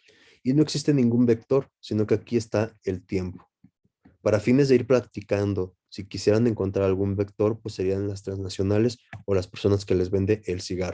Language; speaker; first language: Spanish; native; Spanish